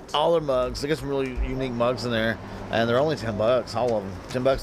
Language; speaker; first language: English; native; English